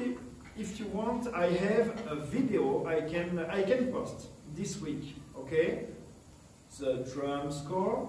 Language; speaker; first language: English; non-native, learner; French